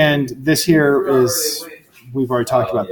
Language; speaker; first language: English; native; English